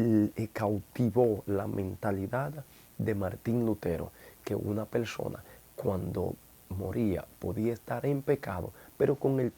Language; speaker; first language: Spanish; native; Spanish